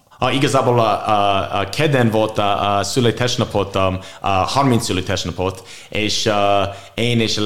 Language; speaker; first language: Hungarian; non-native, learner; English